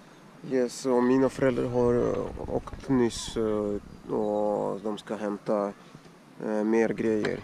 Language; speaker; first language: Swedish; early bilingual, other home language; Russian